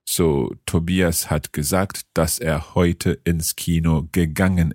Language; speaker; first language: German; non-native, fluent; English